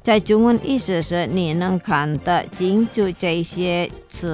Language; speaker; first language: Chinese; non-native, learner; Indonesian